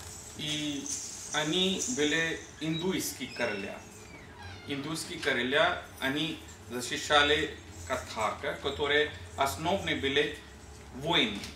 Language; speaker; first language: Russian; non-native, learner; Hindi